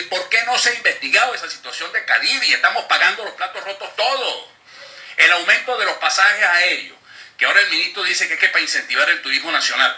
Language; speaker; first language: Spanish; native; Spanish